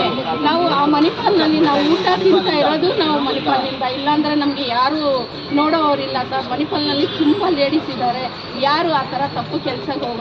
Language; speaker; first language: Kannada; non-native, local second language; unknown